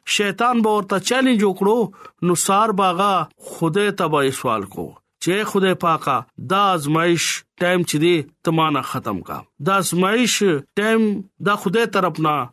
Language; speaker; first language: Pashto; non-native, local second language; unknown